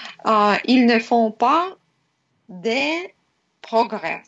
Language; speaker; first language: French; non-native, learner; Russian